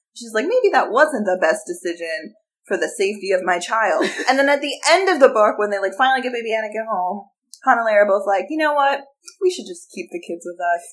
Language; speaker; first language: English; native; English